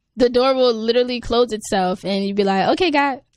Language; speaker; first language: English; native; English